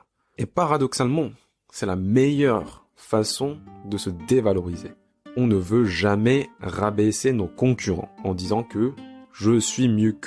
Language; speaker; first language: French; native; French